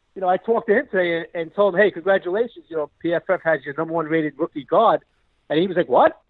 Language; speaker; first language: English; native; English